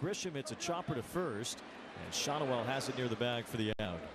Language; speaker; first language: English; native; English